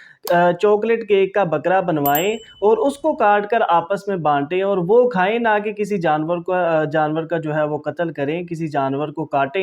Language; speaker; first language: Hindi; native; Hindi